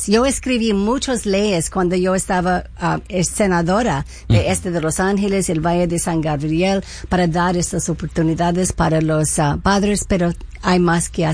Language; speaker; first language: Spanish; early bilingual, heritage; Spanish